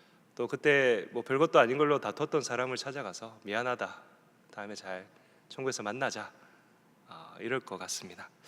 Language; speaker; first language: Korean; native; Korean